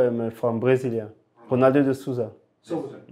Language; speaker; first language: English; non-native, local second language; French